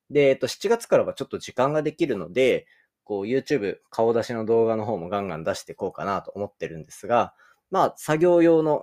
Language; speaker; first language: Japanese; native; Japanese